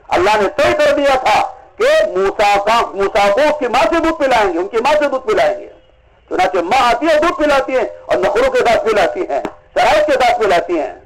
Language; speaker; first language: Urdu; native; Urdu